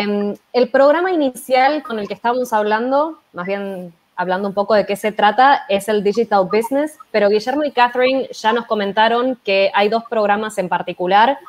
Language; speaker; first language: Spanish; native; Spanish